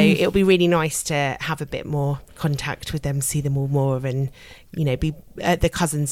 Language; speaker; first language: English; native; English